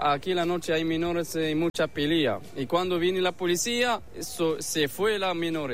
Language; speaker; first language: Spanish; non-native, learner; Arabic